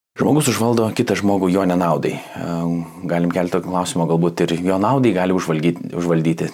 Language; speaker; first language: Lithuanian; native; Lithuanian